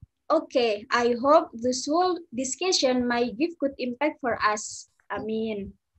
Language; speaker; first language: English; non-native, learner; Indonesian